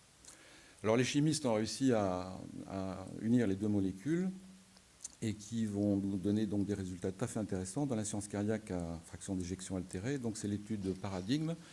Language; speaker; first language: French; native; French